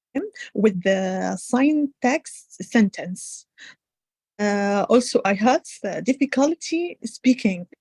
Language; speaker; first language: English; non-native, learner; Arabic